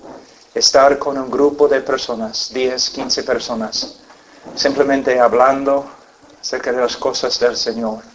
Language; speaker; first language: Spanish; non-native, fluent; English